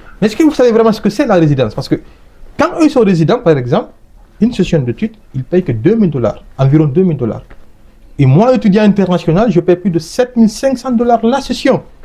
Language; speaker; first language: French; non-native, local second language; Fula